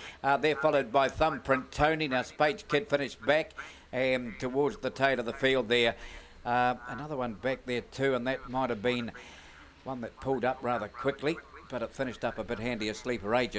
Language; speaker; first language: English; native; English